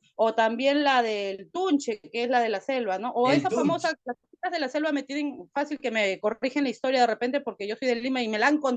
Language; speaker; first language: Spanish; native; Spanish